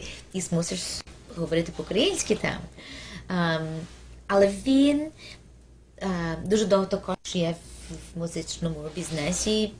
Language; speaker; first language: Ukrainian; early bilingual, heritage; Ukrainian